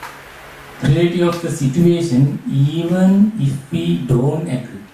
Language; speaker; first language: English; non-native, learner; Sinhala